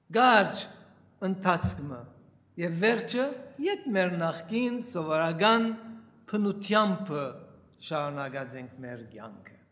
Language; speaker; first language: Armenian; early bilingual, heritage; Armenian